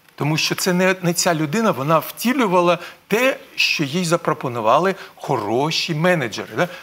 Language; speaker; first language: Ukrainian; non-native, local second language; Russian